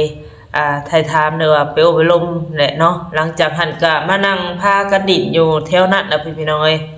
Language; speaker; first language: Thai; non-native, local second language; Lao